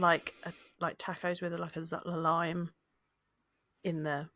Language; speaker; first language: English; native; English